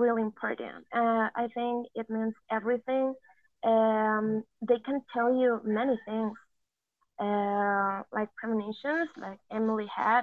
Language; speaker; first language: English; non-native, fluent; Spanish